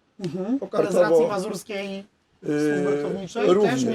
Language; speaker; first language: Polish; native; Polish